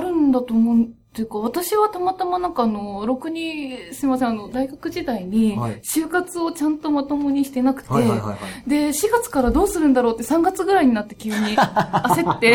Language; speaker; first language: Japanese; native; Japanese